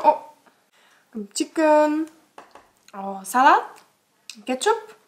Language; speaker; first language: Korean; non-native, learner; Czech